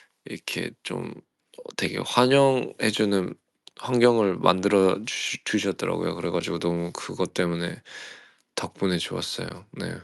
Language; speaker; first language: Korean; early bilingual, heritage; Korean